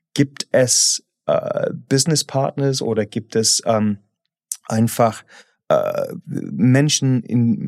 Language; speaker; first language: German; non-native, fluent; English